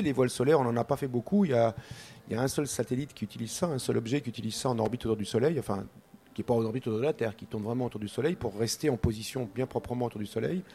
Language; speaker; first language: French; native; French